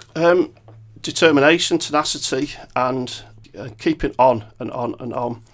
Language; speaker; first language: English; native; English